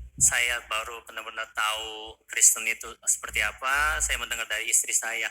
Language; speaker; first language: Indonesian; non-native, fluent; Korean